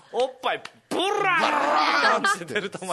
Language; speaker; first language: Japanese; native; Japanese